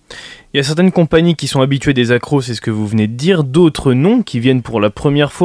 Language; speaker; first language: French; native; French